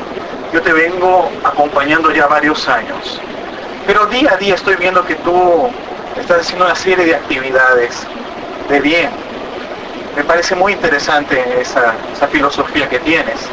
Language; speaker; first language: Spanish; native; Spanish